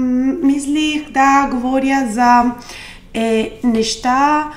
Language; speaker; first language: Bulgarian; non-native, learner; Spanish